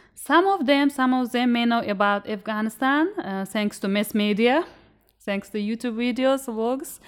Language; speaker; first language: English; non-native, fluent; Uzbek